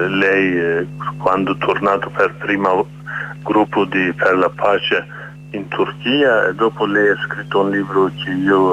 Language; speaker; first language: Italian; non-native, learner; Kurdish